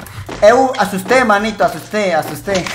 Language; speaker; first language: Portuguese; non-native, learner; Spanish